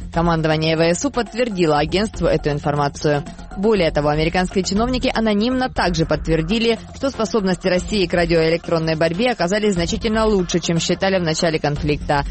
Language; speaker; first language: Russian; native; Russian